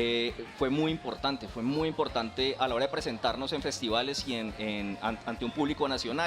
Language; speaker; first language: Spanish; native; Spanish